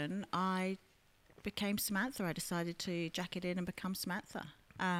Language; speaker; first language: English; native; English